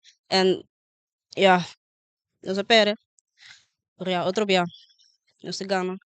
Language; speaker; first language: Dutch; non-native, local second language; Papiamento